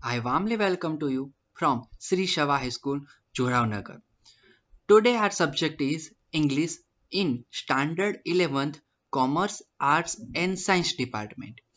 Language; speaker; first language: English; non-native, local second language; Gujarati